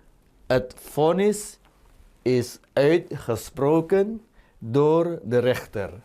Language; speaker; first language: Dutch; non-native, fluent; Indonesian